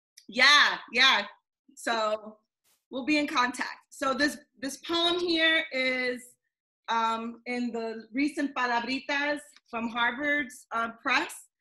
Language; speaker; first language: English; early bilingual, other home language; Spanish